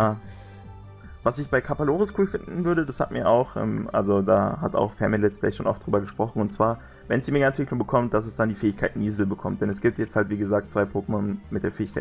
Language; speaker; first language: German; native; German